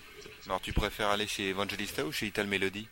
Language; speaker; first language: French; native; French